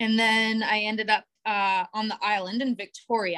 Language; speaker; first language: English; native; English